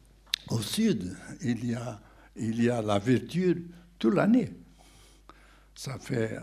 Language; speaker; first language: French; non-native, fluent; Portuguese